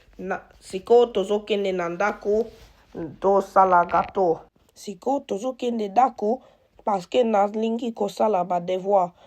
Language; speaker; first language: Lingala; early bilingual, heritage; Lingala